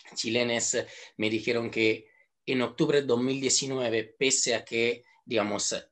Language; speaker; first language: Spanish; non-native, fluent; Italian